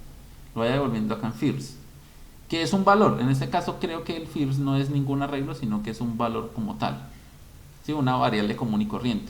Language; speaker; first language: Spanish; native; Spanish